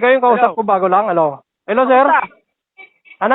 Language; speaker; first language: Filipino; native; Filipino